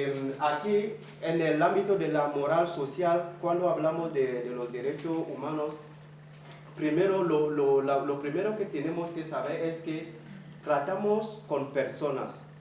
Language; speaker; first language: Spanish; non-native, fluent; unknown